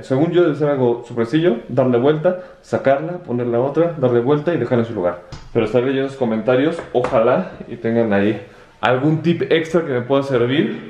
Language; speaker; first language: Spanish; native; Spanish